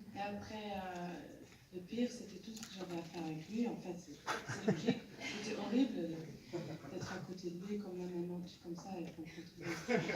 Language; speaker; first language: French; non-native, fluent; Luxembourgish